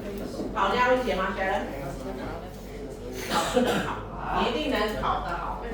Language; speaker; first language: Chinese; non-native, fluent; Indonesian